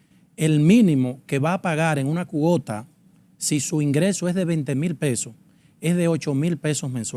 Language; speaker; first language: Spanish; native; Spanish